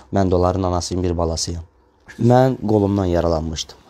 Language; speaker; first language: Azerbaijani; non-native, local second language; Russian